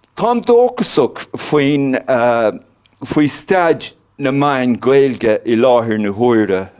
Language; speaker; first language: Irish; non-native, local second language; English